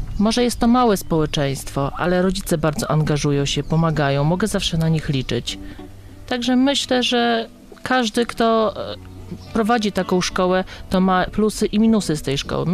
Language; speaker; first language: Polish; native; Polish